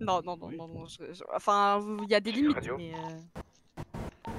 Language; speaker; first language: French; native; French